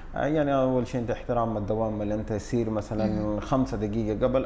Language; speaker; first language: Arabic; non-native, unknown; Urdu